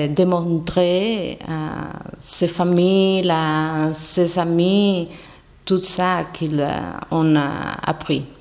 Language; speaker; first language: French; non-native, learner; Spanish